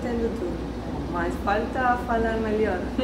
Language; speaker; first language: Portuguese; non-native, learner; Spanish